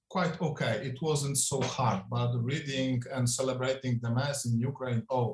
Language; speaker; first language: English; non-native, fluent; Polish